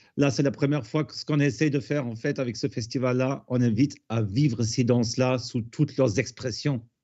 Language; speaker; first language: French; non-native, fluent; German